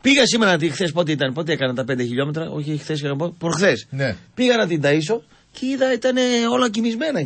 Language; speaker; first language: Greek; native; Greek